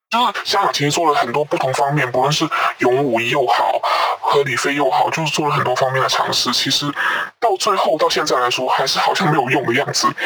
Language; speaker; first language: Chinese; non-native, local second language; Cantonese